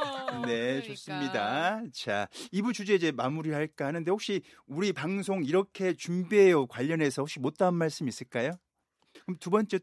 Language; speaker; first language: Korean; native; Korean